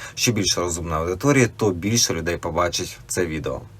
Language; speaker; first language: Ukrainian; native; Ukrainian